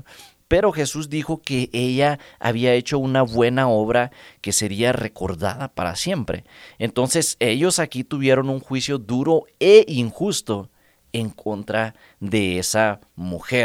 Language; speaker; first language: Spanish; native; Spanish